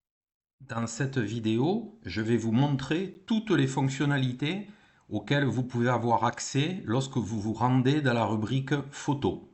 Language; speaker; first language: French; native; French